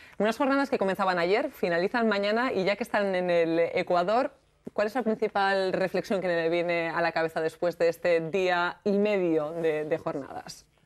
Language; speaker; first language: Spanish; native; Spanish